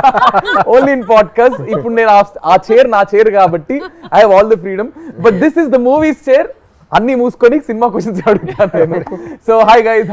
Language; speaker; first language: Telugu; native; Telugu